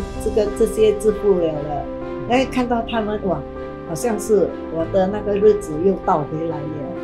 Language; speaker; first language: Chinese; non-native, local second language; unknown